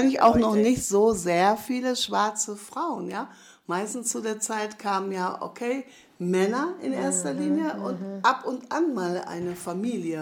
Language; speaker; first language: German; native; German